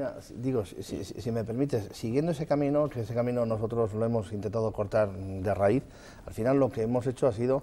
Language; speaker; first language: Spanish; native; Spanish